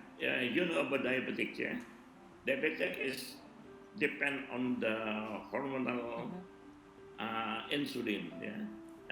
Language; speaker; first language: English; non-native, learner; Indonesian